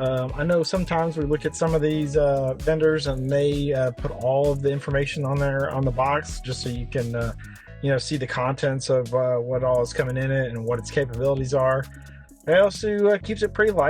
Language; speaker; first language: English; native; English